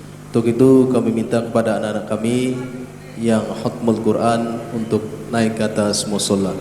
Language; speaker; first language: Indonesian; non-native, local second language; Sasak